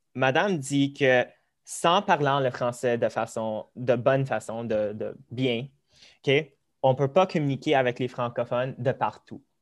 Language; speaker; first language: French; early bilingual, other home language; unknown